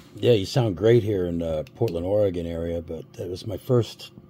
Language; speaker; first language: English; native; English